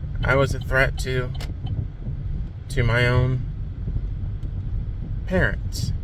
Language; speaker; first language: English; native; English